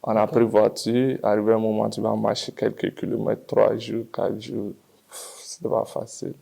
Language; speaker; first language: French; non-native, learner; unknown